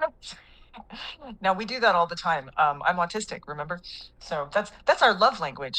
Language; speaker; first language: English; native; English